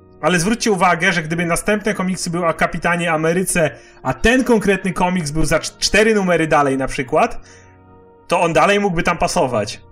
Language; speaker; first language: Polish; native; Polish